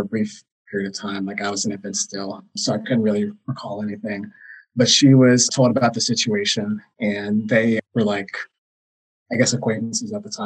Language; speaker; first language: English; native; English